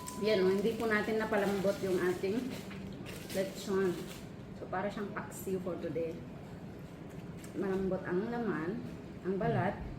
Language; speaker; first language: Filipino; non-native, local second language; Iloko